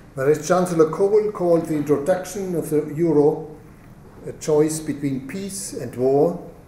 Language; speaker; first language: English; non-native, fluent; German